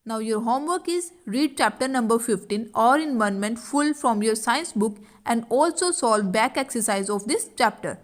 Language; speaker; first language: English; non-native, local second language; Punjabi